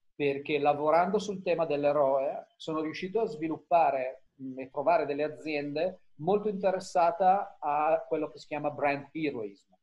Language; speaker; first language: Italian; native; Italian